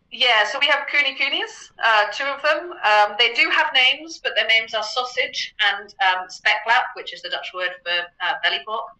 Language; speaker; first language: English; native; English